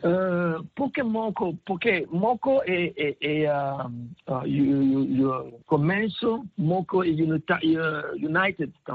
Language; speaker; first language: Portuguese; non-native, learner; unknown